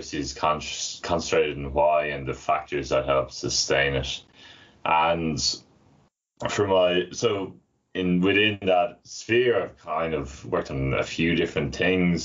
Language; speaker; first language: English; native; English